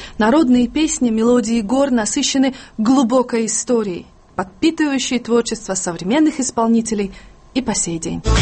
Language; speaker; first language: Russian; non-native, local second language; Tajik